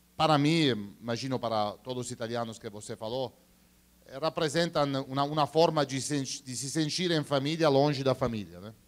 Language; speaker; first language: Portuguese; non-native, fluent; Italian